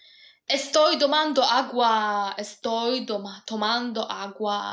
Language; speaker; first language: Spanish; non-native, learner; Polish